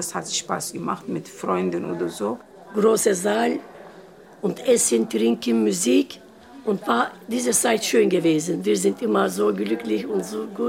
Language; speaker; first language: German; non-native, learner; Turkish